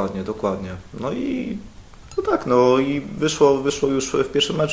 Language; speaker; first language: Polish; native; Polish